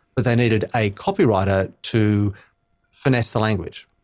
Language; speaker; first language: English; native; English